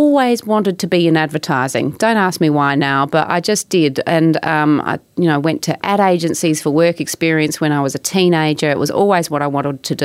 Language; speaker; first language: English; native; English